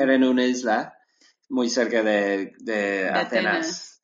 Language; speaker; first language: Spanish; non-native, learner; English